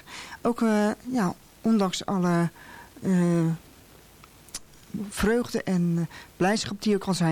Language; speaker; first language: Dutch; native; Dutch